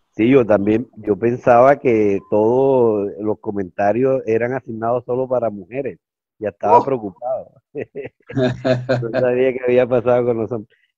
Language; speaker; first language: Spanish; native; Spanish